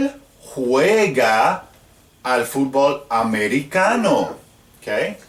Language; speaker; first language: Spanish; non-native, fluent; English